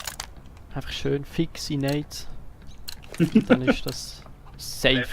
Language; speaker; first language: German; native; German